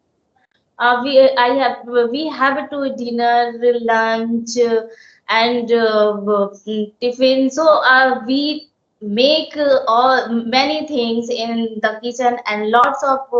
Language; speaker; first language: English; non-native, learner; Hindi